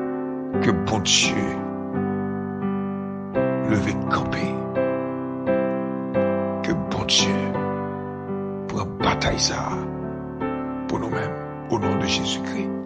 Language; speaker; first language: French; non-native, local second language; Haitian Creole